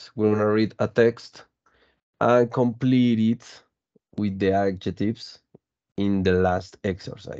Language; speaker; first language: English; non-native, fluent; Spanish